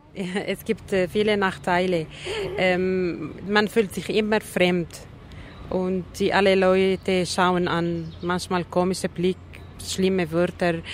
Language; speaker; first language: German; non-native, learner; Arabic